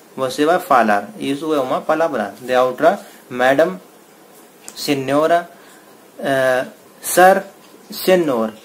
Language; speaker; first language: Portuguese; non-native, learner; Hindi